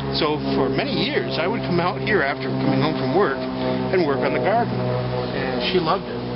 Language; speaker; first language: English; native; English